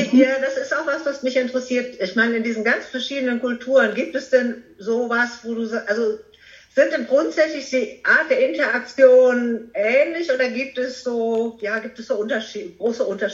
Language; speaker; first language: German; native; German